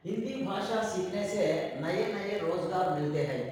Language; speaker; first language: Hindi; non-native, local second language; Telugu